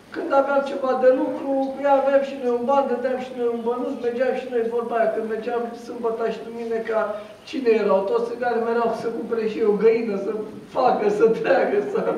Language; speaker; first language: Romanian; non-native, local second language; Romany